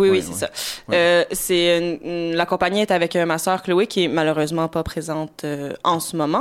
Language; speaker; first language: French; native; French